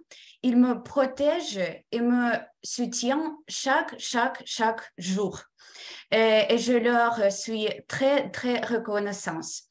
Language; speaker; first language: French; non-native, fluent; Ukrainian